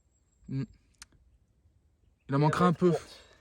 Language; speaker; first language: French; native; French